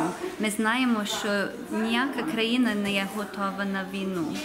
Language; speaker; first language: Ukrainian; early bilingual, heritage; English